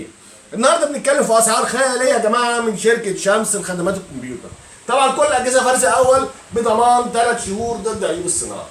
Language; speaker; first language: Arabic; native; Arabic